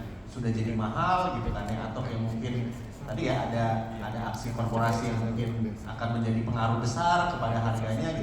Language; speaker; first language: Indonesian; native; Indonesian